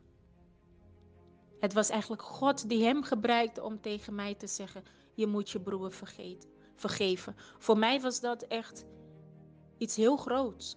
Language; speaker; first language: Dutch; non-native, fluent; Portuguese